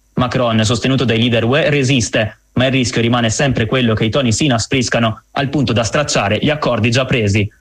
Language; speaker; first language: Italian; native; Italian